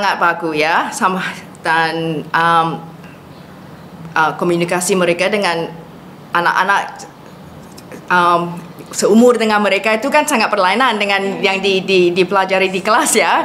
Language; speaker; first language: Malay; non-native, fluent; English